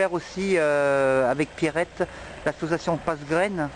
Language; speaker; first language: French; native; French